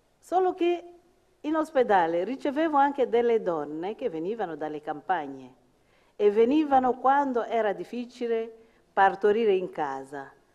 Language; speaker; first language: Italian; non-native, fluent; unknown